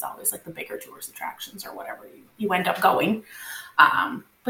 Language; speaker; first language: English; non-native, local second language; French